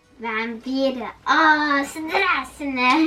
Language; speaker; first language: Polish; early bilingual, heritage; Polish